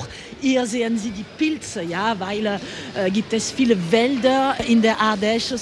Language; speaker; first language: German; non-native, learner; French